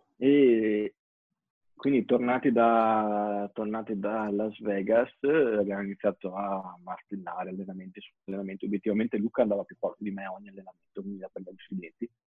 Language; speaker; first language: Italian; native; Italian